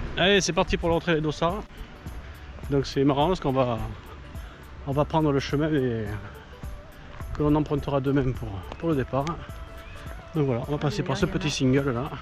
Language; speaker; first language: French; native; French